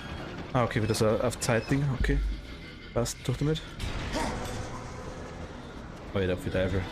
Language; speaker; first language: German; native; German